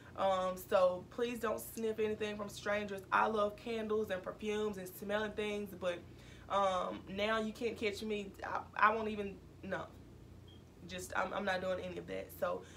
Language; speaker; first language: English; native; English